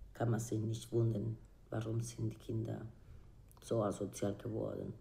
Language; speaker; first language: German; non-native, learner; Spanish